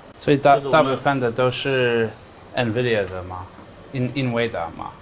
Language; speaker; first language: Chinese; non-native, learner; English